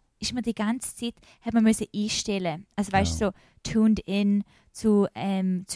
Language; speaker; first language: German; non-native, fluent; English